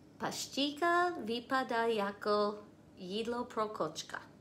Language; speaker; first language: Czech; non-native, learner; English